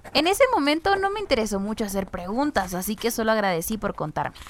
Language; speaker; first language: Spanish; non-native, local second language; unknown